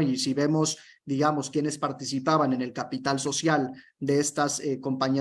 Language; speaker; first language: Spanish; native; Spanish